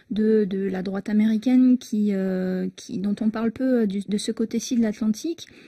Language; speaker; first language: French; native; French